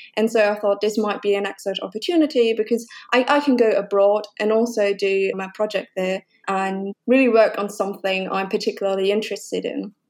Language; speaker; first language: English; non-native, fluent; German